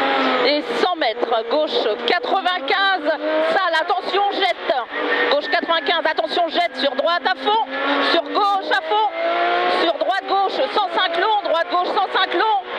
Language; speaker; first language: French; native; French